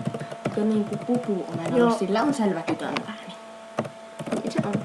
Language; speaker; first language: Finnish; native; Finnish